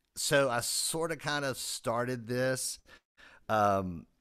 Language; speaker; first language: English; native; English